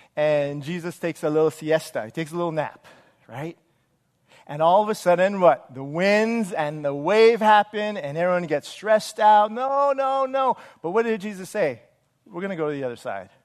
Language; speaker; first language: English; native; English